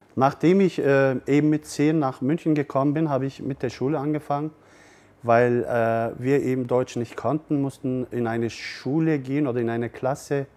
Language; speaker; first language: German; early bilingual, other home language; Turkish